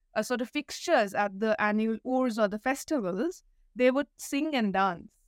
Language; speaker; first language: English; non-native, local second language; Hindi